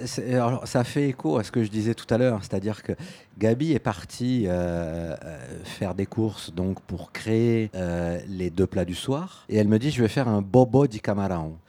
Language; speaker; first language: French; native; French